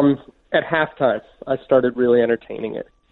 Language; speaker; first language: English; native; English